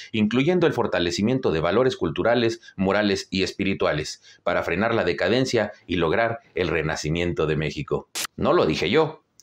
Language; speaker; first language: Spanish; native; Spanish